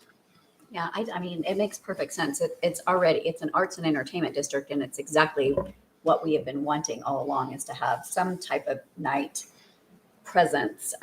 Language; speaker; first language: English; native; English